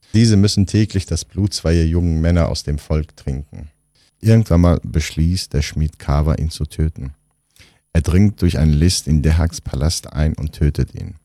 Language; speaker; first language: German; non-native, fluent; Kurdish